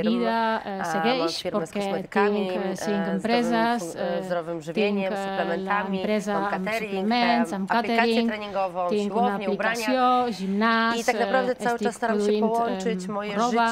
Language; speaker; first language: Catalan; non-native, learner; Polish